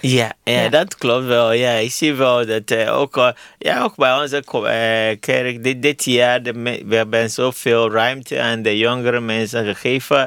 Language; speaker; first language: Dutch; non-native, learner; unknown